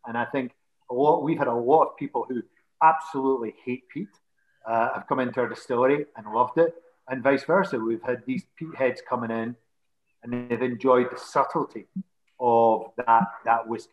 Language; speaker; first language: English; native; English